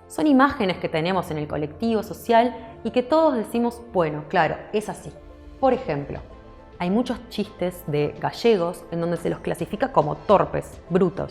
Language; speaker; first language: Spanish; native; Spanish